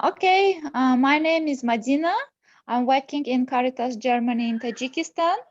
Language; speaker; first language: English; non-native, learner; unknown